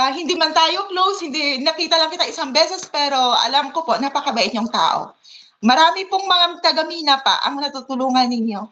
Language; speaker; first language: Filipino; non-native, local second language; Hiligaynon